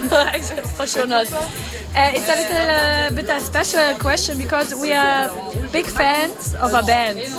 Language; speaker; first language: English; non-native, learner; German